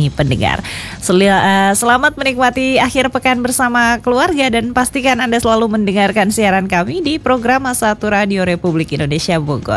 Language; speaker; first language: Indonesian; native; Indonesian